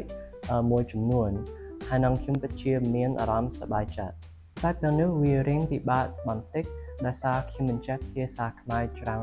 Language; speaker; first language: Khmer; non-native, learner; English